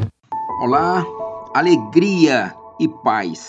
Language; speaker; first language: Portuguese; native; Portuguese